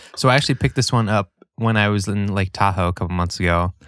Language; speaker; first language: English; native; English